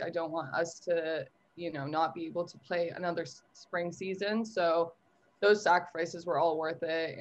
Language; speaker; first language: English; native; English